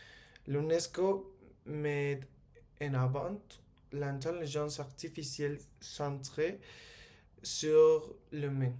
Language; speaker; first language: French; non-native, learner; Spanish